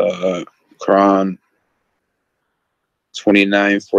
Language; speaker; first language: English; native; English